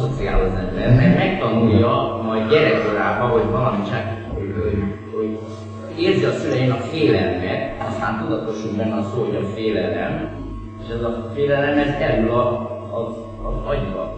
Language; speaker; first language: Hungarian; non-native, fluent; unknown